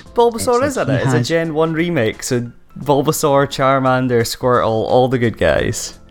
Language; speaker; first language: English; native; English